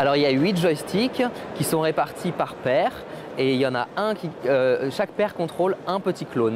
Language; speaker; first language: French; native; French